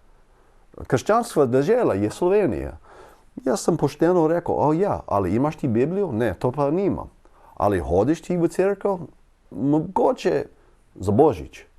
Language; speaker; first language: Slovenian; non-native, learner; English